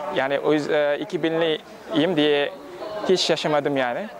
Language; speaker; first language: Turkish; non-native, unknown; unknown